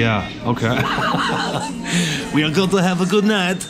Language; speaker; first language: English; native; English